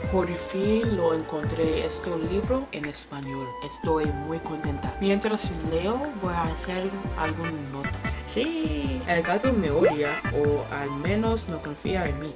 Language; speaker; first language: Spanish; non-native, learner; English